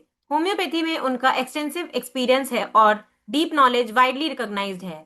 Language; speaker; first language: Hindi; native; Hindi